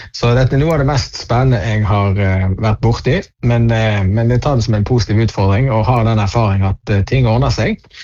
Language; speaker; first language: Norwegian; native; Norwegian